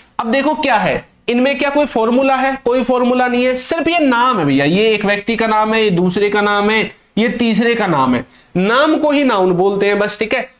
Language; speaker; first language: Hindi; native; Hindi